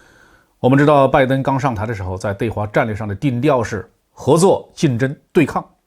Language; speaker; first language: Chinese; native; Chinese